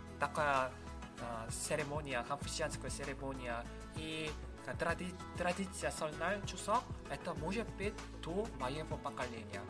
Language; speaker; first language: Russian; non-native, learner; Korean